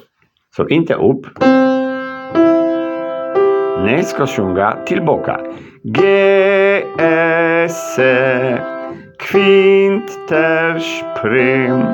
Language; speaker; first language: Swedish; non-native, learner; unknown